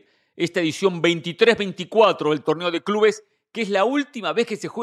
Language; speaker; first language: Spanish; native; Spanish